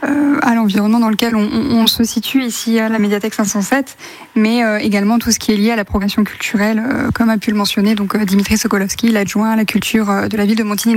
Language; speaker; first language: French; native; French